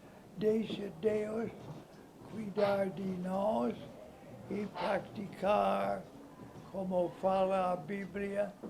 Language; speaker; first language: Portuguese; non-native, fluent; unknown